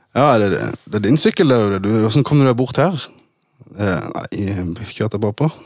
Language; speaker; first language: Norwegian; early bilingual, other home language; German